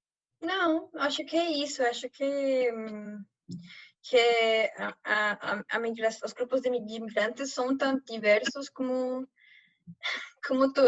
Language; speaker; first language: Portuguese; non-native, fluent; Spanish